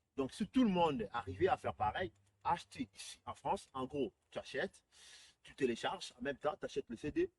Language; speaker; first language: French; non-native, local second language; Lingala